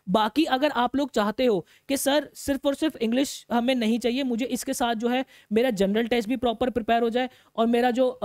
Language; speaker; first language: Hindi; native; Hindi